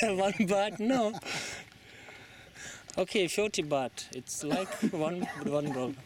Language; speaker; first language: English; non-native, learner; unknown